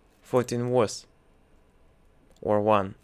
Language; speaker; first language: English; non-native, learner; Russian